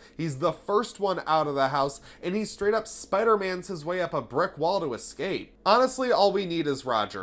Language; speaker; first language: English; native; English